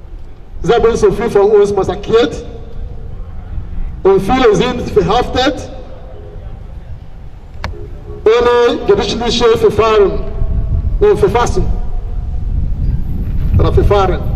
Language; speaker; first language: German; non-native, fluent; Igbo